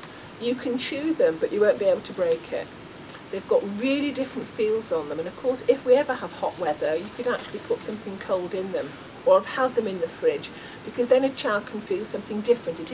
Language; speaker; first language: English; native; English